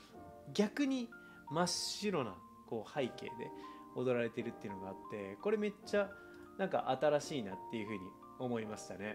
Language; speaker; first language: Japanese; native; Japanese